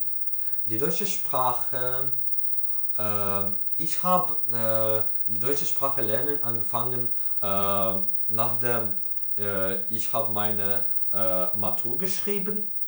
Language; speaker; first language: German; non-native, learner; Ukrainian